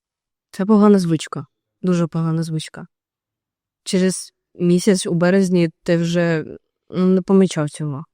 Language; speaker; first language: Ukrainian; native; Ukrainian